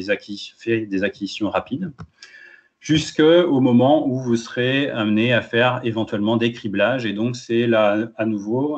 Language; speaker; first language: French; native; French